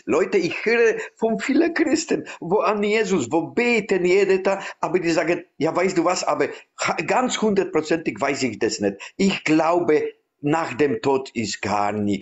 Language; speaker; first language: German; non-native, learner; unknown